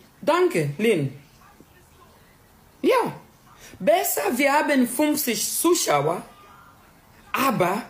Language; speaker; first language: German; non-native, learner; Swahili